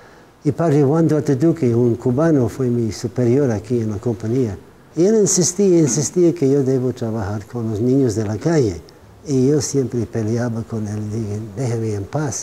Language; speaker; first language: Spanish; non-native, fluent; English